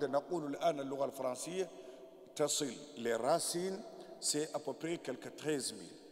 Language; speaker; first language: Arabic; non-native, fluent; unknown